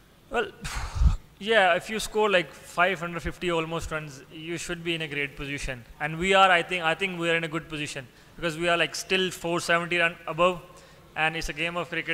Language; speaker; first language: English; non-native, local second language; Urdu